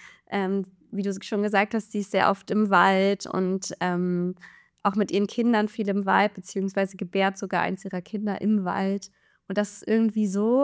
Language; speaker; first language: German; native; German